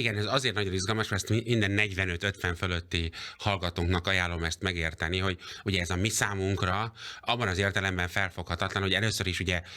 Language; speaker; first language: Hungarian; native; Hungarian